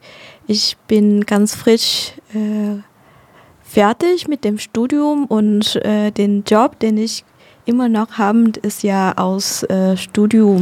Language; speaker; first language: German; non-native, fluent; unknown